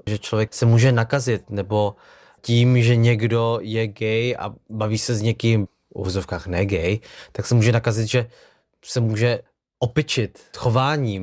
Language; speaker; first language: Czech; early bilingual, other home language; Vietnamese